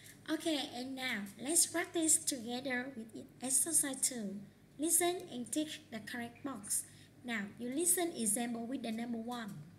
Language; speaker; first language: English; non-native, learner; Vietnamese